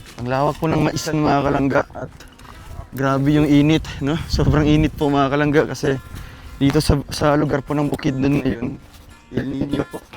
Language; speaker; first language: Filipino; non-native, local second language; Cebuano